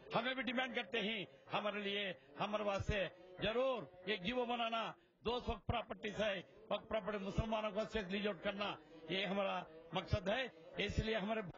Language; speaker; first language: Urdu; native; Urdu